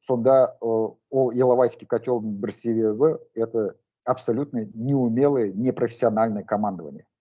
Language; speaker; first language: Russian; non-native, local second language; Kazakh